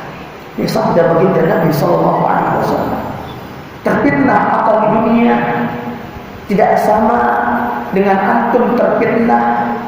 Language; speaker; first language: Indonesian; native; Indonesian